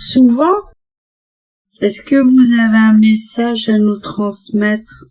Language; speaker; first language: French; native; French